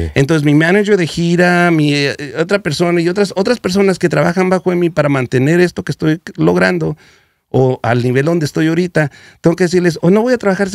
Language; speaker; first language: Spanish; early bilingual, heritage; Spanish